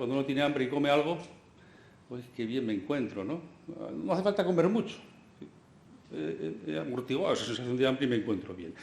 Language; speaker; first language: Spanish; native; Spanish